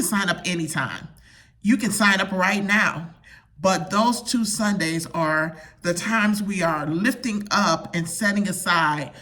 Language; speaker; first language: English; native; English